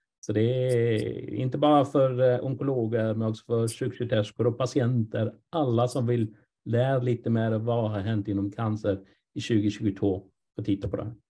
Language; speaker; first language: Swedish; non-native, fluent; English